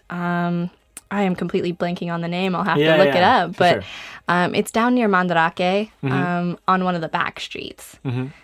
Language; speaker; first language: English; native; English